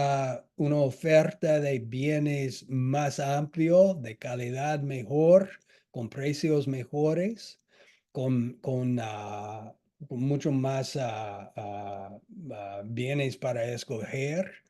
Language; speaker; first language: Spanish; non-native, fluent; English